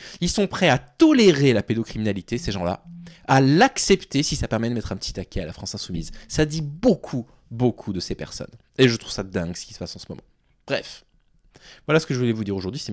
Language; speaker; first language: French; native; French